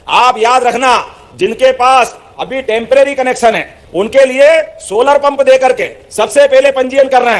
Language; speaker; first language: Hindi; native; Hindi